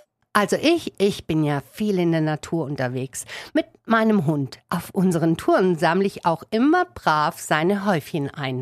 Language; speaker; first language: German; native; German